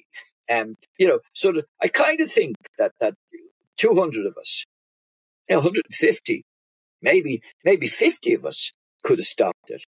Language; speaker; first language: English; native; English